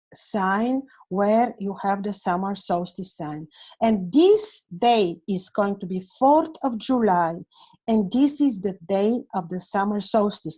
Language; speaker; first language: English; non-native, fluent; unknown